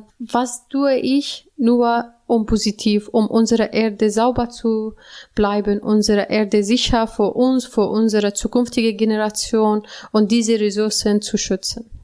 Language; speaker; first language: German; non-native, learner; Arabic